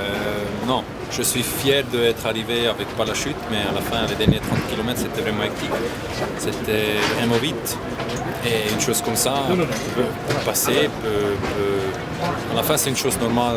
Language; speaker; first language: French; non-native, local second language; German